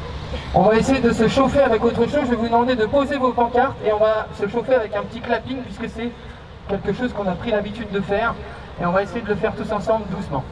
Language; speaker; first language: French; native; French